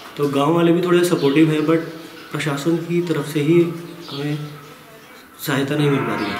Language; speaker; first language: Hindi; native; Hindi